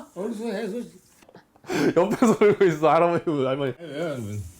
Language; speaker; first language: Korean; native; Korean